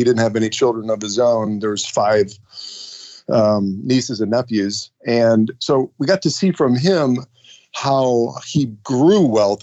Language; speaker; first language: English; native; English